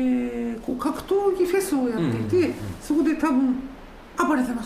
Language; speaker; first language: Japanese; native; Japanese